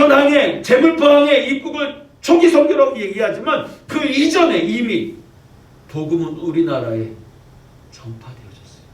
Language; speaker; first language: Korean; native; Korean